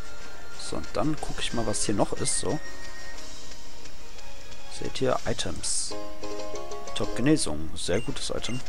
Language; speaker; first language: German; native; German